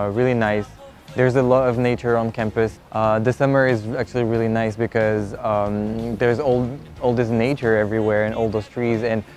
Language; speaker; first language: English; non-native, fluent; French